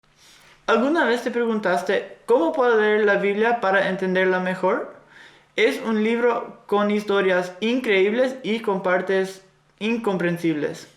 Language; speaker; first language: Spanish; non-native, fluent; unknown